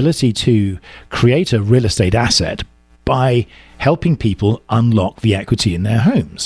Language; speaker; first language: English; native; English